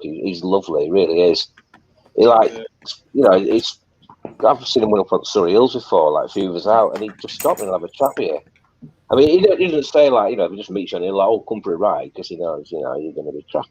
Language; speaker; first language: English; native; English